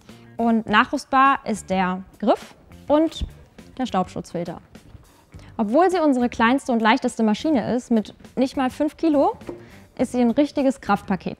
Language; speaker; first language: German; native; German